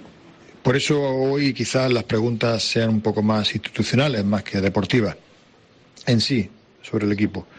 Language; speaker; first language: Spanish; native; Spanish